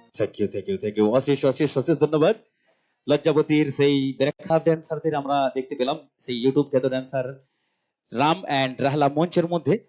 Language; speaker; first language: Bangla; non-native, local second language; Santali